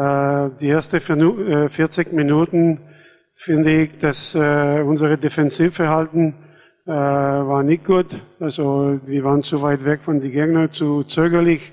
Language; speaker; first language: German; non-native, fluent; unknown